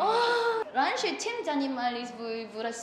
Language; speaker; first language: Russian; non-native, learner; Korean